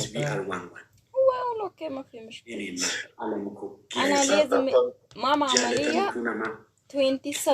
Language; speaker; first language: Arabic; non-native, learner; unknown